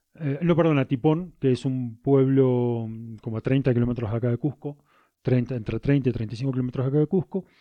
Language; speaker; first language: Spanish; native; Spanish